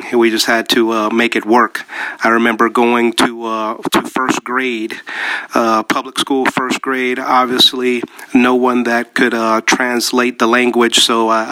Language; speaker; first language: English; early bilingual, other home language; Spanish